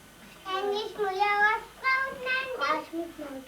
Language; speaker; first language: Danish; early bilingual, other home language; Persian